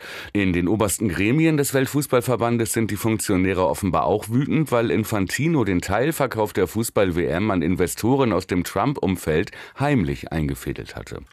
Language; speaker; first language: German; native; German